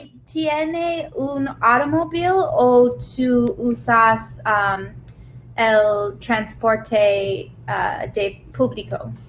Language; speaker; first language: Spanish; non-native, learner; English